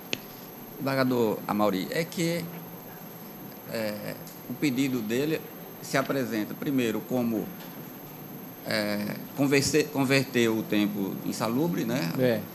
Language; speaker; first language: Portuguese; native; Portuguese